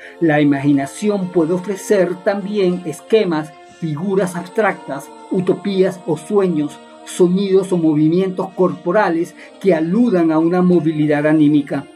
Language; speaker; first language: Spanish; native; Spanish